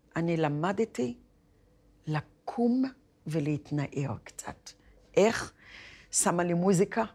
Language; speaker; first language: Hebrew; early bilingual, other home language; Arabic